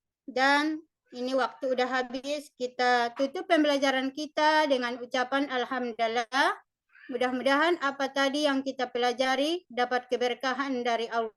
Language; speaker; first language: Indonesian; native; Indonesian